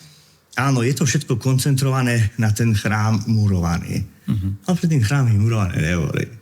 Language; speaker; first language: Slovak; native; Slovak